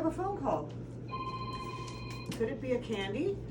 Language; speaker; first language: English; native; English